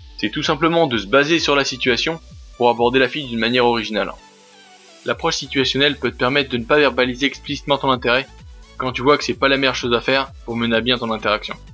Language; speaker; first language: French; native; French